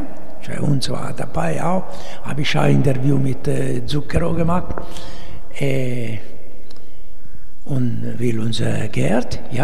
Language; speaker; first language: German; non-native, fluent; Italian